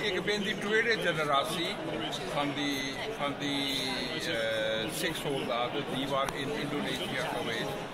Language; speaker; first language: Dutch; non-native, learner; Punjabi